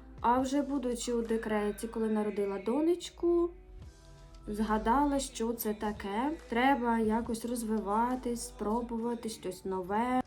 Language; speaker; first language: Ukrainian; native; Ukrainian